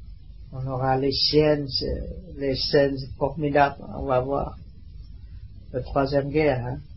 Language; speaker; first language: French; non-native, learner; Vietnamese